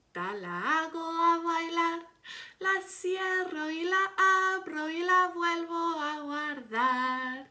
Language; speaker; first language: Spanish; non-native, learner; English